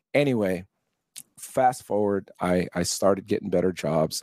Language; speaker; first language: English; native; English